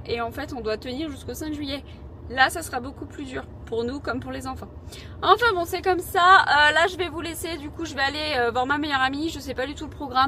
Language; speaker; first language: French; native; French